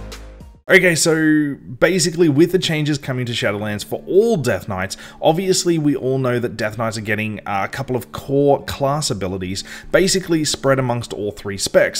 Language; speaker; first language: English; native; English